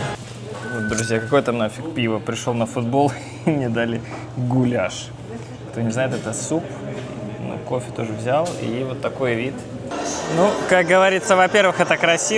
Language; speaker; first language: Russian; native; Russian